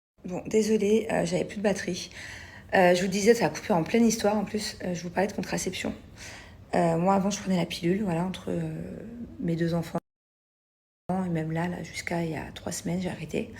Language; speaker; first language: French; native; French